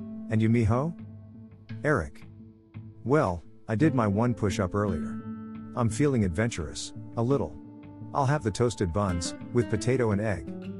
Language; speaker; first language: English; early bilingual, other home language; Spanish